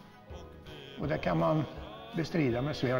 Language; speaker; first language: Swedish; native; Swedish